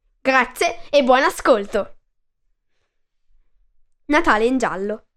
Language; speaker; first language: Italian; native; Italian